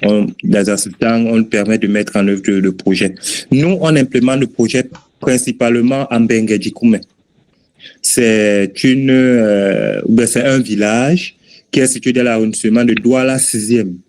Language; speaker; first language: French; native; French